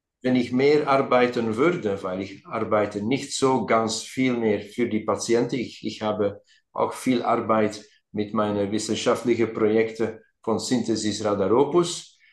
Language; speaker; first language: German; non-native, local second language; Dutch